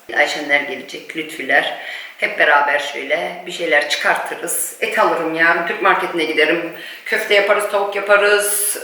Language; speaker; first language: Turkish; early bilingual, heritage; Turkish